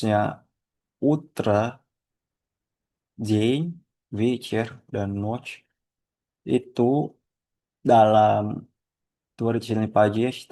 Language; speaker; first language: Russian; non-native, learner; Indonesian